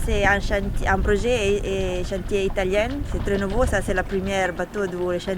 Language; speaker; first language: French; non-native, learner; Italian